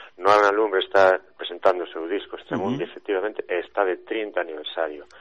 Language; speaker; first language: Galician; native; Galician